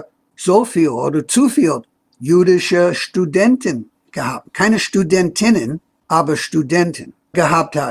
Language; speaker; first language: German; non-native, fluent; English